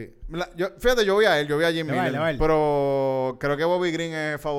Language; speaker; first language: Spanish; native; Spanish